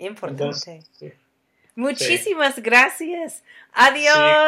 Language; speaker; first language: Spanish; non-native, fluent; English